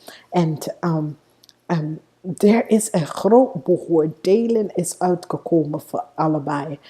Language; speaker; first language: Dutch; non-native, fluent; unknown